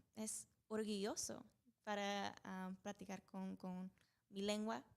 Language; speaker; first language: Spanish; early bilingual, heritage; Spanish